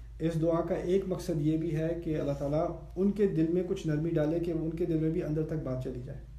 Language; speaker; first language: Urdu; early bilingual, heritage; Urdu